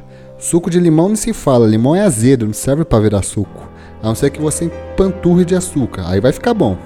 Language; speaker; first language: Portuguese; native; Portuguese